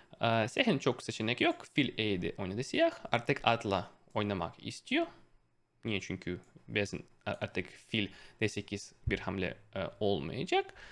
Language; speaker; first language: Turkish; non-native, fluent; Russian